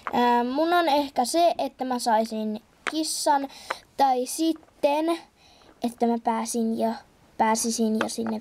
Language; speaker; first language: Finnish; native; Finnish